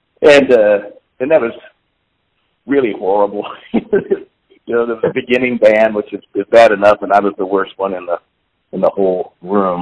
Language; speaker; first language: English; native; English